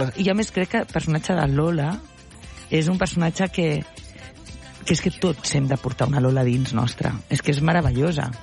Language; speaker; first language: Catalan; non-native, local second language; Spanish